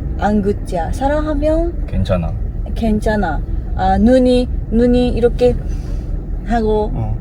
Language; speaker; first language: Korean; non-native, learner; Japanese